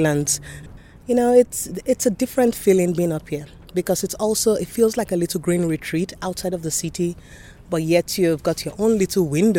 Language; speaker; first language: English; non-native, local second language; Yoruba